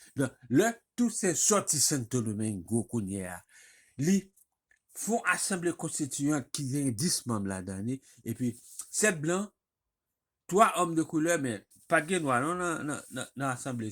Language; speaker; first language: French; non-native, local second language; Haitian Creole